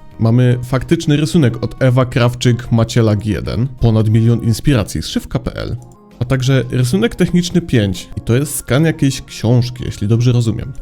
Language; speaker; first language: Polish; native; Polish